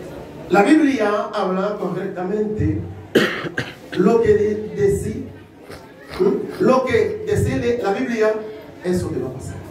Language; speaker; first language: Spanish; non-native, learner; Haitian Creole